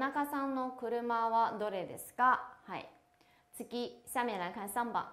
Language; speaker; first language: Japanese; non-native, fluent; Chinese